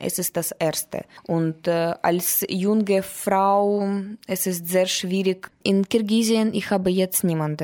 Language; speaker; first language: German; non-native, learner; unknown